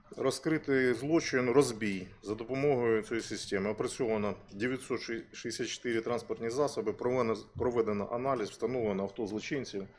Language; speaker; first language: Ukrainian; native; Ukrainian